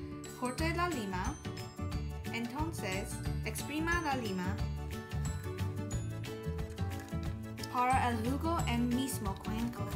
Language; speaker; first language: Spanish; non-native, learner; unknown